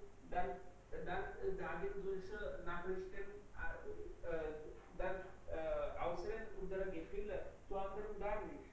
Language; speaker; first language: German; non-native, learner; Hindi